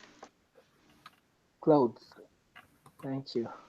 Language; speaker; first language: English; non-native, learner; Persian